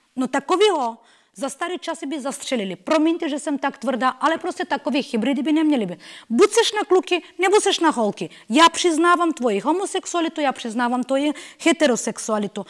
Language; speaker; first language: Czech; non-native, fluent; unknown